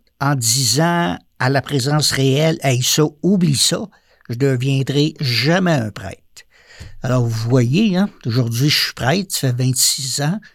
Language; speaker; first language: French; native; French